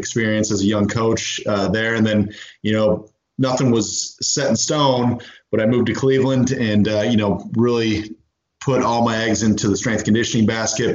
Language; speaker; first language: English; native; English